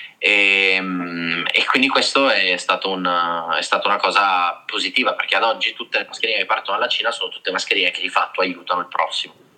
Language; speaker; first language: Italian; native; Italian